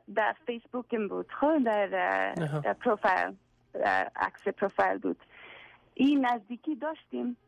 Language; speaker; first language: Persian; non-native, fluent; English